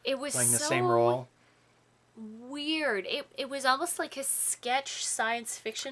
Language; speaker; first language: English; native; English